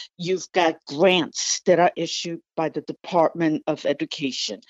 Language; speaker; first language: English; non-native, fluent; Spanish